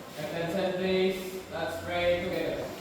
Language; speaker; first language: English; non-native, learner; Indonesian